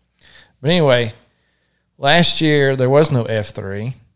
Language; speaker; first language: English; native; English